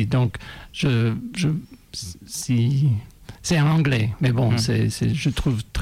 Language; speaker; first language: French; non-native, fluent; English